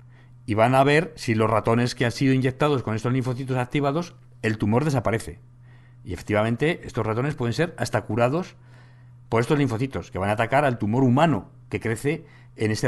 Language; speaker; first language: Spanish; native; Spanish